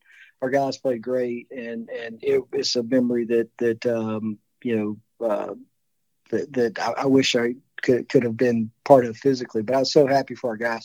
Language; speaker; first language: English; native; English